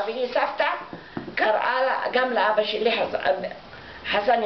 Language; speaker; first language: Hebrew; non-native, fluent; Arabic